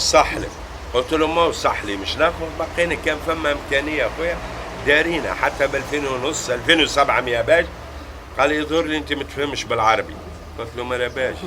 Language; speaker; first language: Arabic; native; Arabic